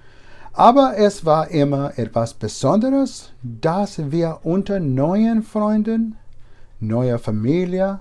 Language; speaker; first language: German; non-native, learner; English